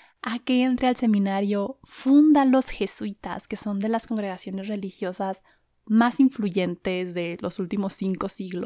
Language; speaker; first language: Spanish; native; Spanish